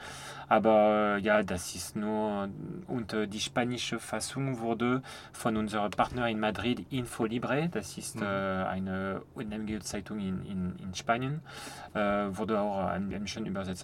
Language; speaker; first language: German; non-native, fluent; French